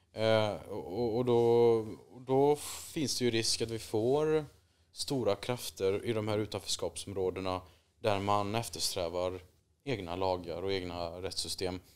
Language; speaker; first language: Swedish; native; Swedish